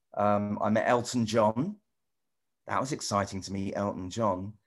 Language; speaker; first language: English; native; English